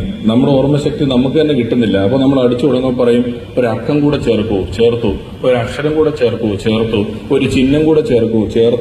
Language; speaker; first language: Malayalam; native; Malayalam